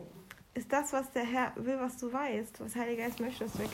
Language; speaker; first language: German; native; German